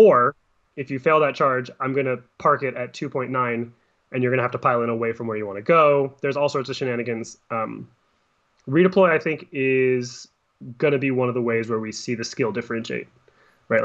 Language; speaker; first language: English; native; English